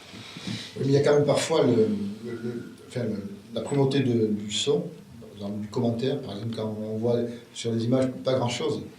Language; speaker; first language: French; native; French